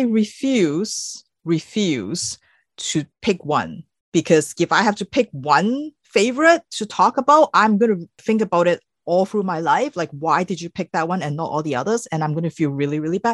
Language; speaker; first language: English; non-native, local second language; Cantonese